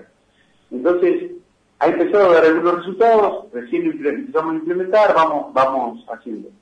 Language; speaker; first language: Spanish; native; Spanish